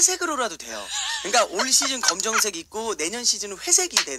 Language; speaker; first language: Korean; native; Korean